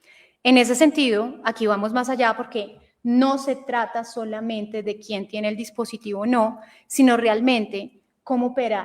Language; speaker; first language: Spanish; native; Spanish